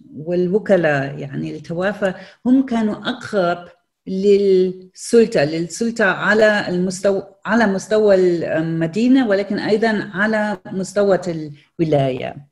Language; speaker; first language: Arabic; non-native, fluent; German